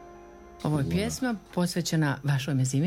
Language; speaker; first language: Croatian; native; Croatian